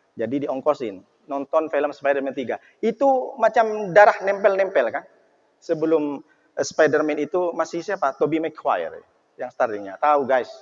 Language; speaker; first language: Indonesian; non-native, local second language; Madurese